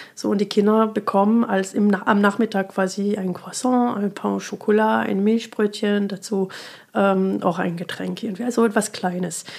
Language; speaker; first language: German; non-native, fluent; French